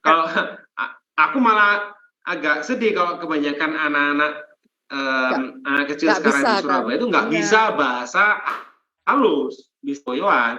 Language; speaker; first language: Indonesian; non-native, fluent; English